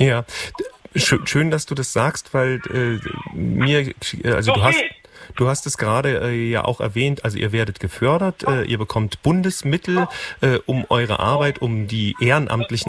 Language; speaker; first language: German; native; German